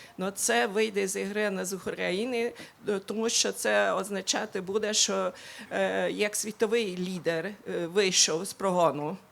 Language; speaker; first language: Ukrainian; non-native, local second language; Hungarian